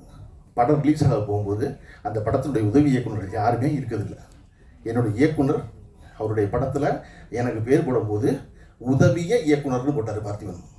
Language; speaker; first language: Tamil; native; Tamil